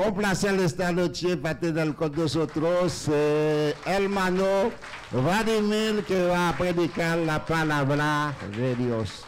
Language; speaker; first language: Spanish; non-native, learner; Haitian Creole